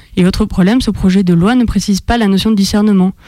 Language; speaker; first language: French; native; French